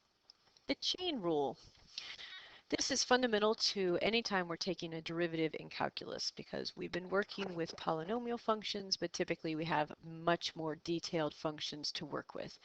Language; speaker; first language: English; native; English